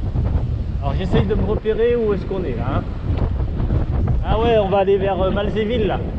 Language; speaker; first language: French; native; French